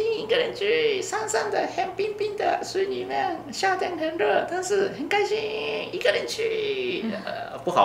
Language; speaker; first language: Chinese; non-native, learner; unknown